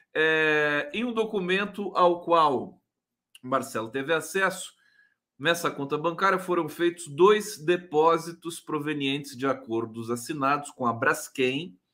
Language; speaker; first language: Portuguese; native; Portuguese